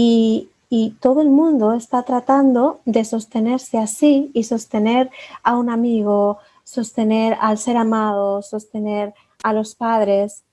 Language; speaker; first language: Spanish; native; Spanish